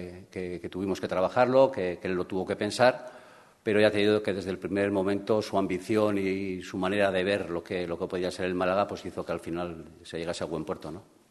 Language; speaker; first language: Spanish; native; Spanish